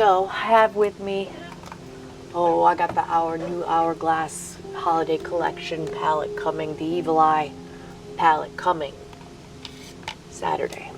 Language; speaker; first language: English; native; English